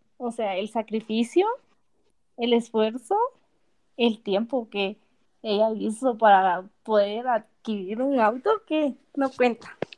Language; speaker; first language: Spanish; native; Spanish